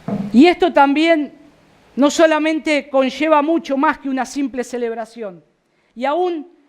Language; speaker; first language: Spanish; native; Spanish